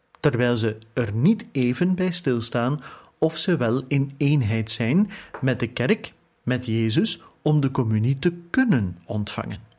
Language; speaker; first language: Dutch; native; Dutch